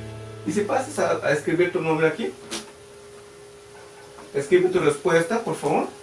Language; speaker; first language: Spanish; non-native, local second language; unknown